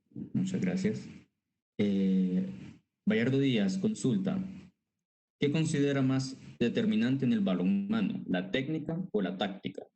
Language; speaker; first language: Spanish; native; Spanish